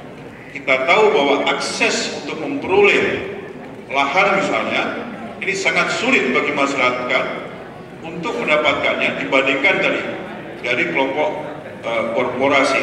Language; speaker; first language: Indonesian; native; Indonesian